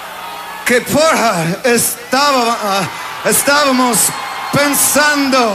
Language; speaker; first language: Portuguese; non-native, learner; English